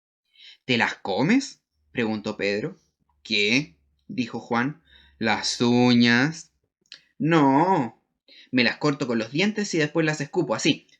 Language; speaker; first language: Spanish; native; Spanish